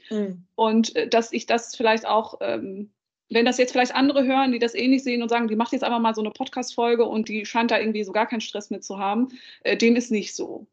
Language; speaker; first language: German; early bilingual, other home language; Dutch